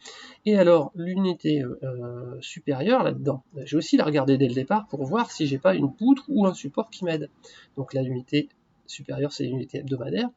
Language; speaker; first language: French; native; French